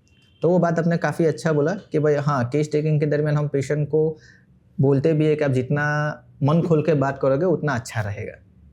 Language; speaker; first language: Hindi; non-native, local second language; Gujarati